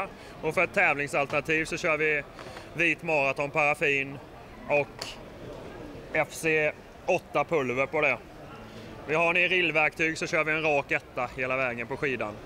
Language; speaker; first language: Swedish; native; Swedish